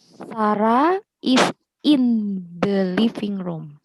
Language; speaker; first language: English; non-native, learner; Indonesian